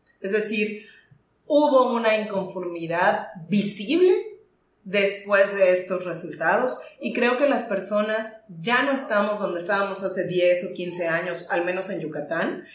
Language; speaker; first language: Spanish; native; Spanish